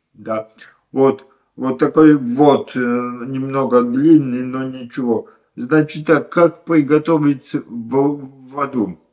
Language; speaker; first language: Russian; non-native, local second language; Latvian